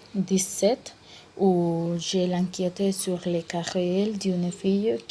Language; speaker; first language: French; non-native, learner; Spanish